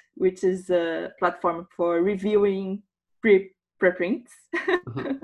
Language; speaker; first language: English; non-native, fluent; Portuguese